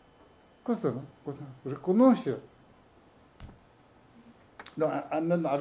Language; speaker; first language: Italian; non-native, learner; Tibetan